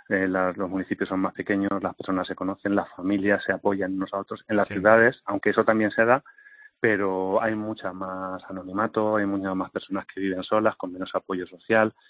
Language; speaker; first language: Spanish; native; Spanish